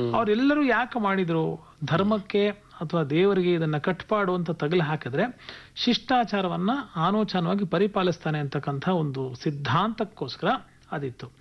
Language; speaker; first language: Kannada; native; Kannada